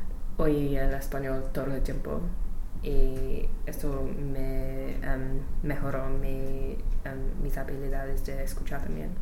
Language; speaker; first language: Spanish; non-native, learner; English